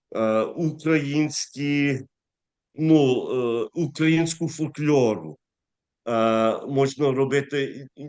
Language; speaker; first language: Ukrainian; early bilingual, heritage; English